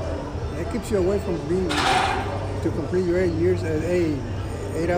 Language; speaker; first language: English; non-native, fluent; Spanish